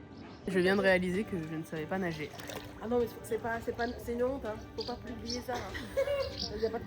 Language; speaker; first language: French; native; French